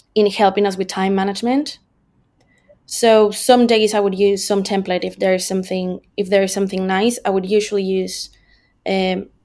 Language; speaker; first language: English; non-native, fluent; Spanish